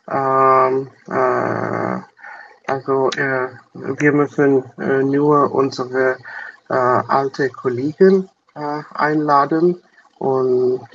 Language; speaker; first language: German; non-native, learner; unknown